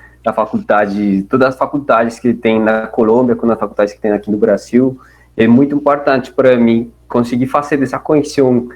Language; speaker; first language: Portuguese; non-native, learner; Spanish